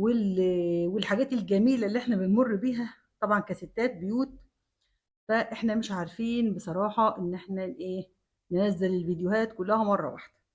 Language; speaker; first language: Arabic; native; Arabic